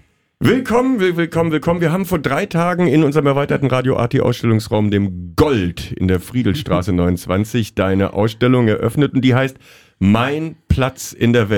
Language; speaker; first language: German; native; German